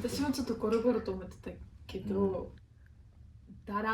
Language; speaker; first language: Japanese; non-native, fluent; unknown